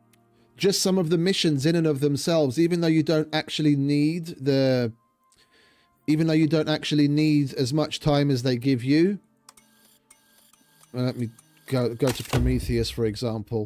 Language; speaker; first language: English; native; English